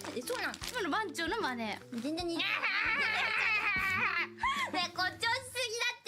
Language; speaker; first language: Japanese; native; Japanese